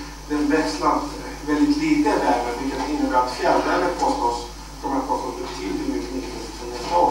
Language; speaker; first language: Swedish; non-native, fluent; Greek